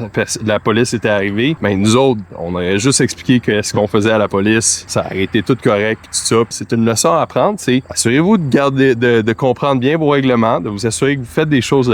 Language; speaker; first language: French; native; French